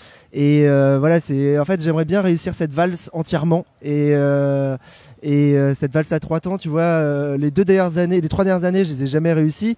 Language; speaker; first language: French; native; French